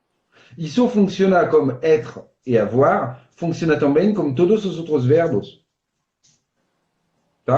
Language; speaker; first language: Portuguese; non-native, fluent; French